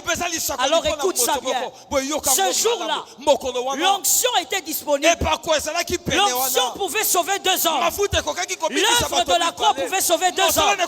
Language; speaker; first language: French; non-native, local second language; Lingala